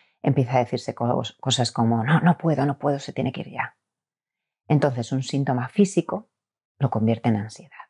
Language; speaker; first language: Spanish; native; Spanish